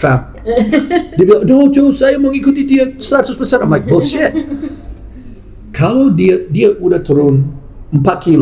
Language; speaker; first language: Indonesian; non-native, fluent; English